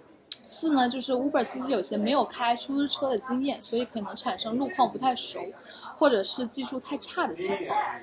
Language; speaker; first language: Chinese; native; Chinese